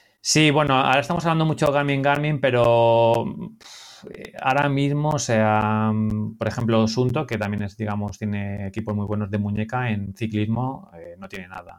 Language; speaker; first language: Spanish; native; Spanish